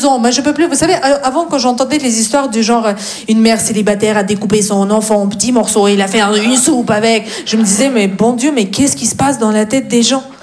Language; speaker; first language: French; non-native, fluent; Russian